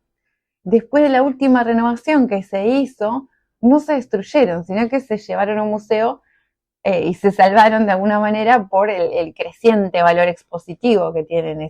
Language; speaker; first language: Spanish; native; Spanish